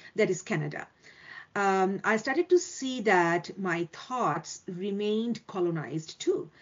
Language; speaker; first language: English; non-native, local second language; Bangla